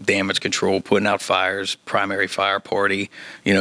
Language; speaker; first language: English; native; English